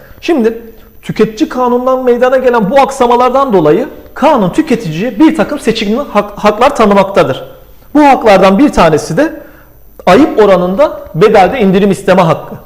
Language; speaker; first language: Turkish; native; Turkish